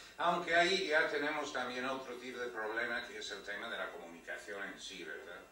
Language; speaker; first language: Spanish; non-native, fluent; English